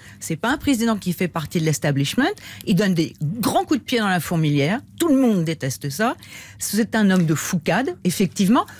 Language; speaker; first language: French; native; French